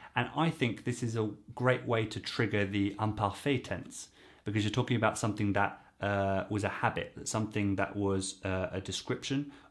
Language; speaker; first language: English; native; English